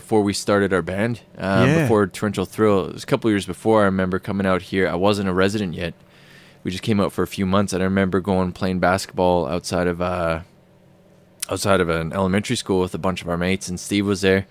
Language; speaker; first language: English; native; English